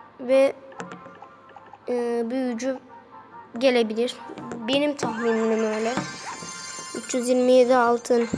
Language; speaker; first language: Turkish; native; Turkish